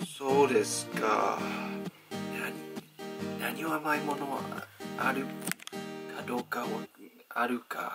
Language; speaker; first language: Japanese; non-native, learner; English